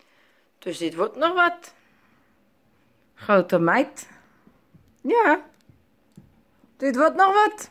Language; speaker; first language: Dutch; native; Dutch